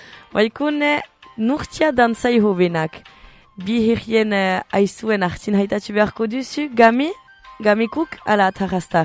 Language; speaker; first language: Basque; native; Basque